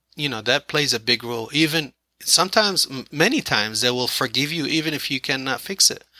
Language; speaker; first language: English; non-native, fluent; Arabic